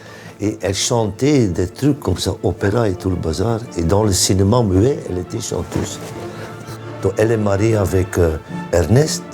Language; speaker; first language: French; non-native, local second language; Dutch